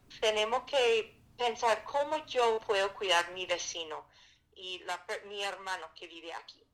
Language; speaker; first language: Spanish; non-native, fluent; English